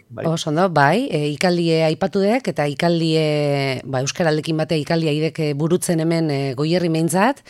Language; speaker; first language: Basque; native; Basque